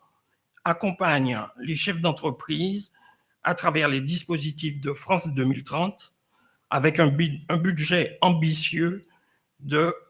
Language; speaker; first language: French; native; French